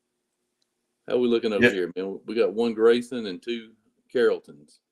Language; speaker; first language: English; native; English